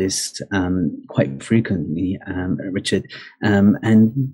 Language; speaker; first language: English; native; English